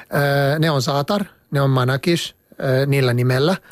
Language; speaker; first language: Finnish; non-native, fluent; Arabic